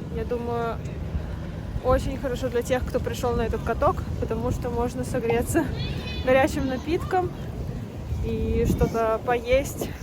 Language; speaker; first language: Russian; native; Russian